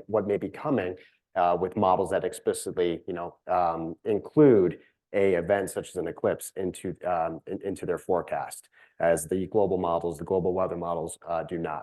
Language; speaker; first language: English; native; English